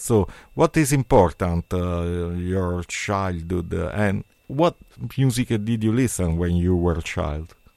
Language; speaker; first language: English; non-native, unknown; Italian